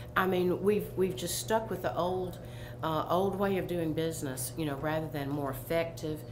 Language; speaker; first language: English; native; English